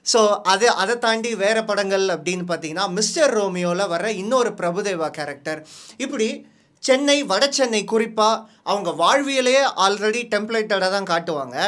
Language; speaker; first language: Tamil; native; Tamil